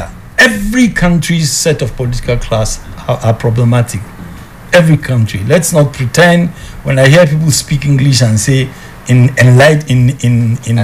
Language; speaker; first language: English; non-native, local second language; Hausa